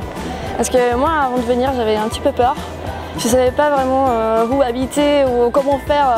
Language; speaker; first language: French; non-native, fluent; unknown